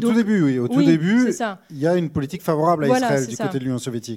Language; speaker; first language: French; native; French